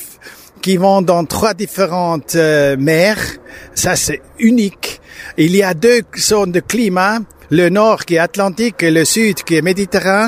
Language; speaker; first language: French; non-native, local second language; German